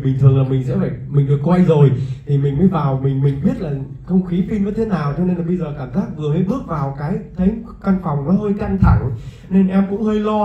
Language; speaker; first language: Vietnamese; native; Vietnamese